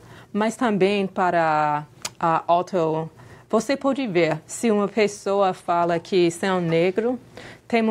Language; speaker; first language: Portuguese; non-native, fluent; English